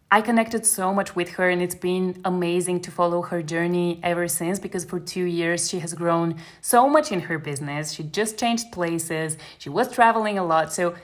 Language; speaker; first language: English; non-native, fluent; Bulgarian